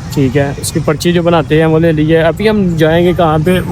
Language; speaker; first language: Urdu; non-native, local second language; Punjabi